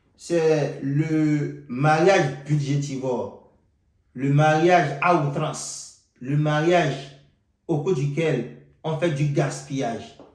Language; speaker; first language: French; non-native, local second language; Yoruba